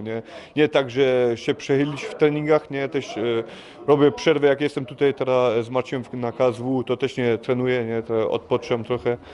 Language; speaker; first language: Polish; early bilingual, heritage; Polish